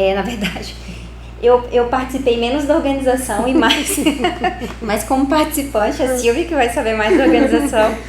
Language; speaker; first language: Portuguese; native; Portuguese